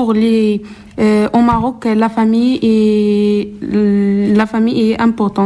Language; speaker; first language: French; non-native, learner; Arabic